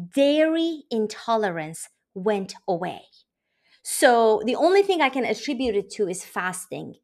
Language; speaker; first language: English; non-native, fluent; Persian